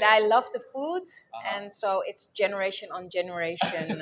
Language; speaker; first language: English; non-native, fluent; Dutch